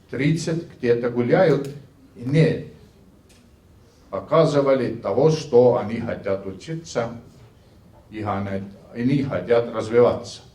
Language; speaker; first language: Russian; non-native, fluent; Estonian